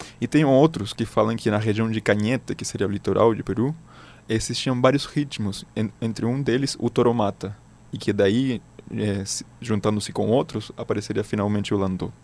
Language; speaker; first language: Portuguese; non-native, fluent; Spanish